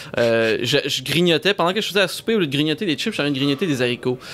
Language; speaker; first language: French; native; French